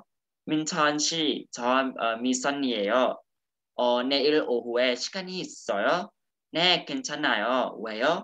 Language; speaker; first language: Korean; non-native, fluent; Burmese